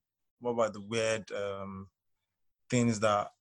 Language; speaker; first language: English; non-native, local second language; Yoruba